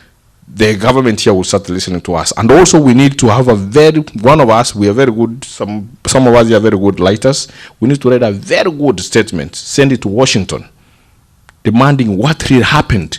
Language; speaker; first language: English; non-native, local second language; Gusii